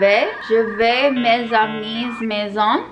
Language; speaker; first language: French; non-native, learner; English